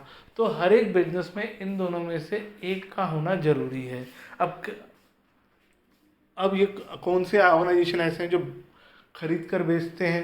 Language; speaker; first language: Hindi; native; Hindi